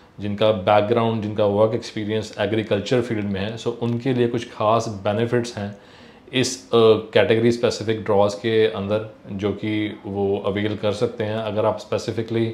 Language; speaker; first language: Hindi; non-native, local second language; Punjabi